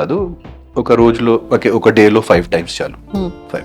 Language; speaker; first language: Telugu; non-native, fluent; Hindi